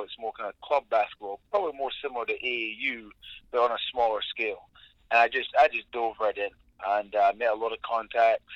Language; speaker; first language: English; native; English